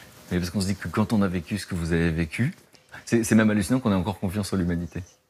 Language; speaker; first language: French; native; French